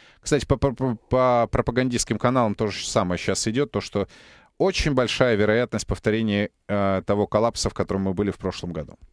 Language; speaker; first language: Russian; native; Russian